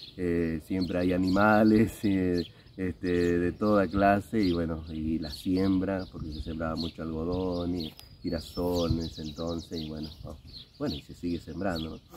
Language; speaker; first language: Spanish; native; Spanish